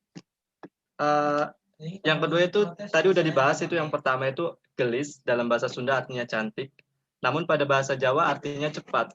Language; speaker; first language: Indonesian; non-native, local second language; Javanese